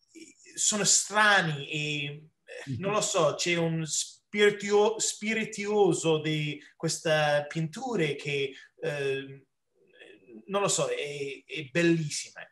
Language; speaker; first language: Italian; early bilingual, heritage; English